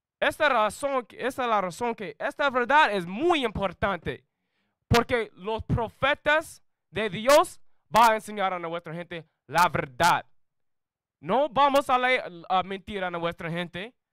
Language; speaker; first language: Spanish; non-native, learner; English